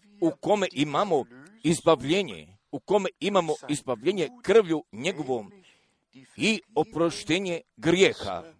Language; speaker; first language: Croatian; early bilingual, heritage; Croatian